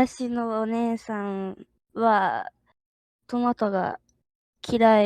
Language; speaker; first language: Japanese; non-native, learner; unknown